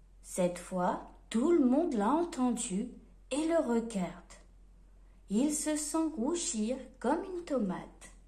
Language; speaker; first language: French; native; French